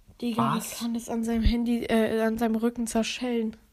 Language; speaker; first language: German; native; German